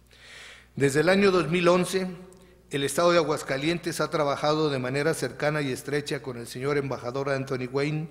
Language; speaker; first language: Spanish; native; Spanish